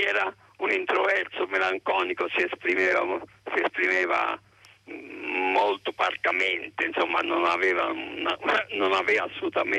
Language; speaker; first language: Italian; native; Italian